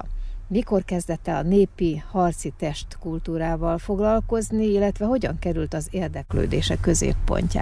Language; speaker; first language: Hungarian; native; Hungarian